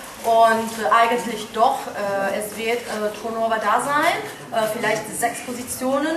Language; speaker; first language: German; non-native, fluent; Italian